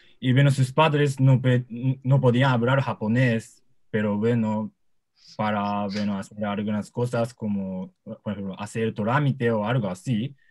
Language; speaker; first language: Spanish; non-native, learner; Japanese